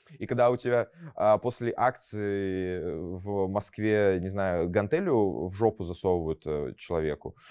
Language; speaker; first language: Russian; native; Russian